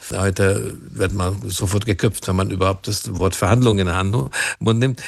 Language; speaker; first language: German; non-native, fluent; Hungarian